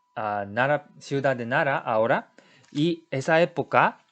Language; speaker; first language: Spanish; non-native, learner; Japanese